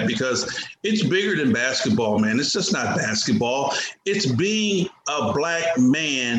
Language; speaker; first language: English; native; English